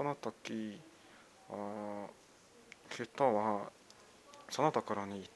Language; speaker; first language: Japanese; non-native, learner; Mongolian